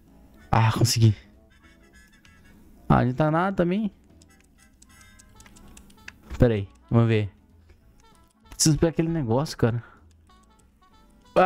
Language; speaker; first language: Portuguese; native; Portuguese